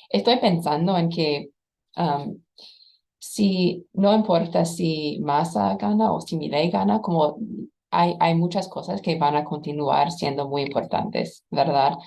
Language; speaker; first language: Spanish; non-native, fluent; English